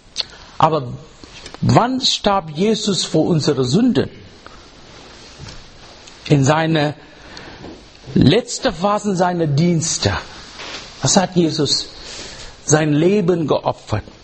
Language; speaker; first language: German; non-native, fluent; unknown